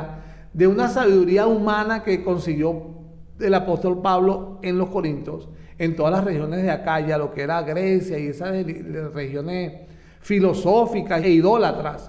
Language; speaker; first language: Spanish; native; Spanish